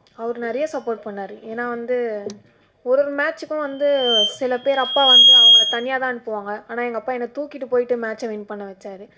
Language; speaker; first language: Tamil; native; Tamil